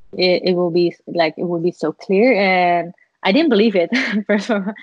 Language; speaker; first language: English; non-native, fluent; Dutch